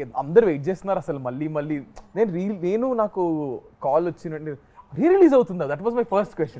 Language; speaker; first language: Telugu; native; Telugu